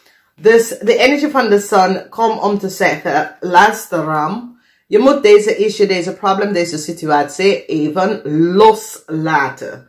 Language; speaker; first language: Dutch; non-native, fluent; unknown